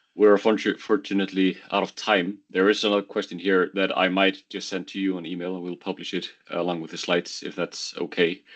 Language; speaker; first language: English; non-native, fluent; Icelandic